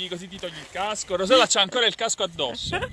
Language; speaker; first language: Italian; native; Italian